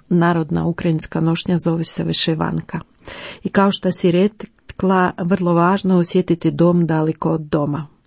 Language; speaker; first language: Croatian; non-native, fluent; Ukrainian